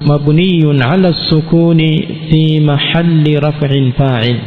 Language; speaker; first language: Arabic; non-native, fluent; Swahili